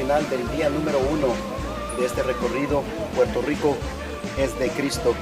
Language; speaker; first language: Spanish; native; Spanish